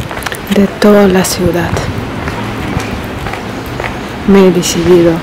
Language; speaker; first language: Spanish; non-native, fluent; Russian